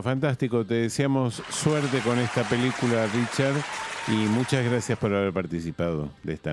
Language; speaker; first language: Spanish; native; Spanish